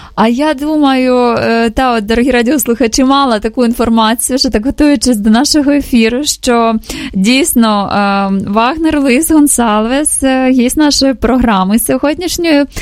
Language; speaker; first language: Ukrainian; native; Ukrainian